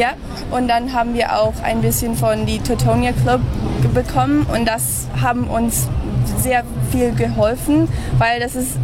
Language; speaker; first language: German; early bilingual, heritage; German